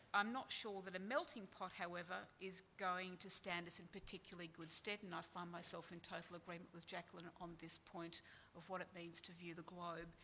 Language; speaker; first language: English; native; English